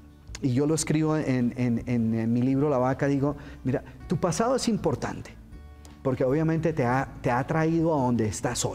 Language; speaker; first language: Spanish; native; Spanish